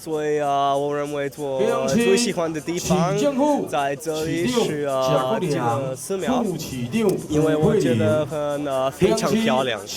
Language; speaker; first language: Chinese; non-native, learner; German